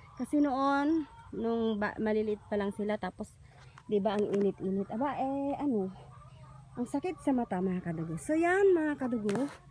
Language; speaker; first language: Filipino; non-native, local second language; Iloko